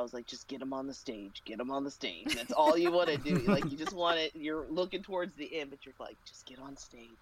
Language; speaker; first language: English; native; English